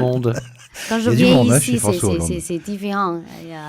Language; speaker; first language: French; non-native, fluent; Chinese